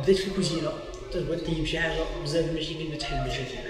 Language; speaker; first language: French; non-native, local second language; Arabic